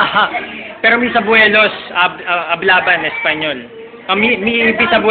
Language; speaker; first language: Spanish; non-native, local second language; Filipino